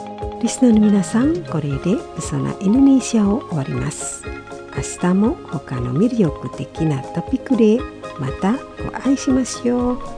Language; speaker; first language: Japanese; non-native, fluent; Indonesian